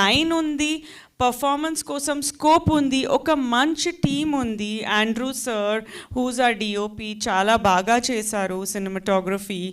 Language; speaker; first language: Telugu; non-native, fluent; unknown